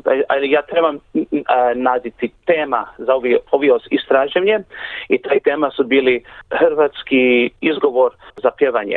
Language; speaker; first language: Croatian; early bilingual, heritage; English